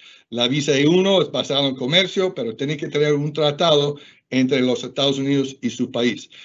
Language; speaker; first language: Spanish; non-native, fluent; English